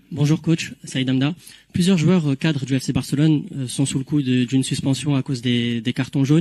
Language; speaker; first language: French; native; French